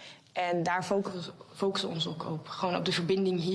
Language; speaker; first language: Dutch; native; Dutch